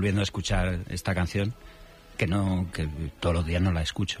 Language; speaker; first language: Spanish; native; Spanish